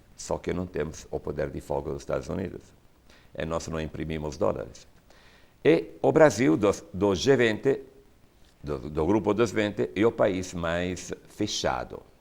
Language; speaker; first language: Portuguese; non-native, fluent; Italian